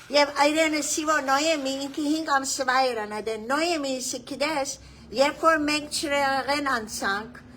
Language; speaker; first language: Armenian; early bilingual, heritage; Armenian